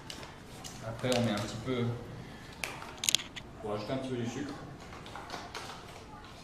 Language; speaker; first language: French; native; French